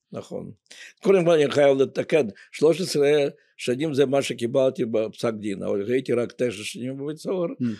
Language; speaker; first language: Hebrew; non-native, fluent; Ukrainian